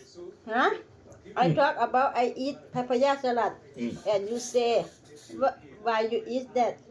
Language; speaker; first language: English; non-native, learner; Thai